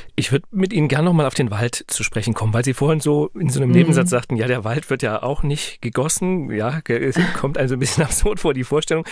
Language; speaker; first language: German; native; German